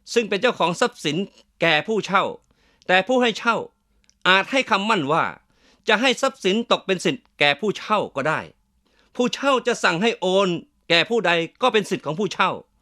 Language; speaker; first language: Thai; native; Thai